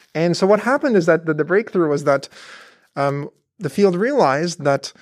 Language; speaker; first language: English; native; English